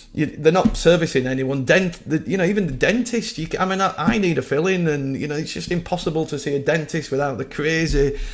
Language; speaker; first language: English; native; English